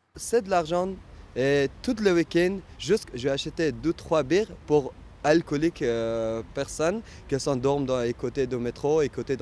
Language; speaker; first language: French; non-native, learner; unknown